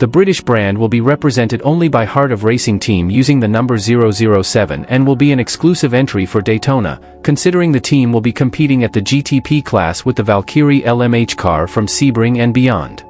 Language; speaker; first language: English; non-native, fluent; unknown